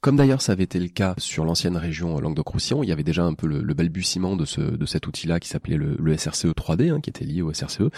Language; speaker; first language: French; native; French